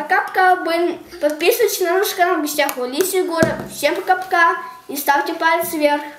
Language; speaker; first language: Russian; native; Russian